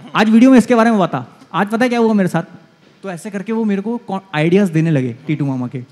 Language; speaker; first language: Hindi; native; Hindi